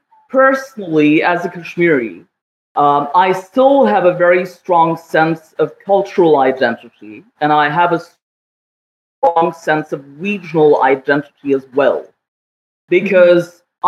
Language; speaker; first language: English; non-native, local second language; Kashmiri